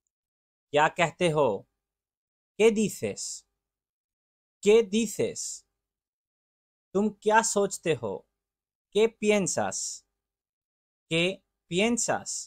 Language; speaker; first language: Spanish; non-native, learner; Urdu